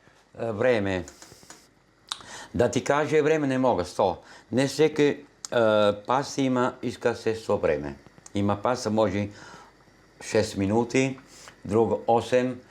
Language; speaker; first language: Bulgarian; non-native, learner; Italian